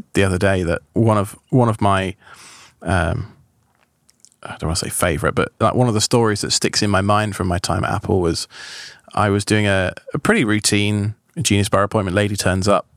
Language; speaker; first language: English; native; English